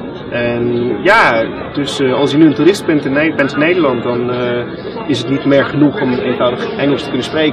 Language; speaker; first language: Dutch; non-native, fluent; English